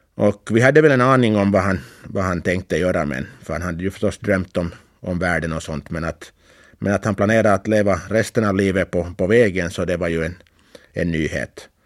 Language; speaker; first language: Swedish; native; Swedish